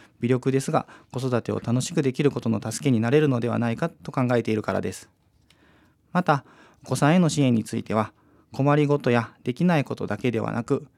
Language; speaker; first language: Japanese; native; Japanese